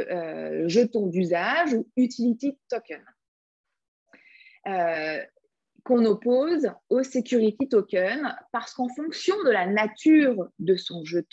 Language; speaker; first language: French; native; French